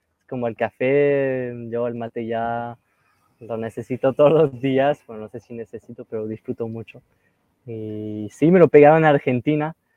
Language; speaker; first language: Spanish; non-native, fluent; French